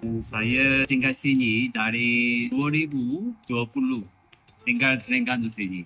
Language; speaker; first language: Indonesian; non-native, learner; Korean